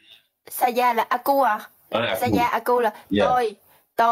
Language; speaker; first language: Indonesian; non-native, learner; Vietnamese